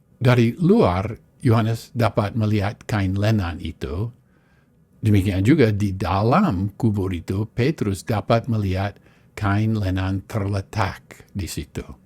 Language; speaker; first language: Malay; non-native, fluent; English